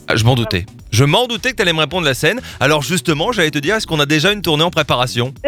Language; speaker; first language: French; native; French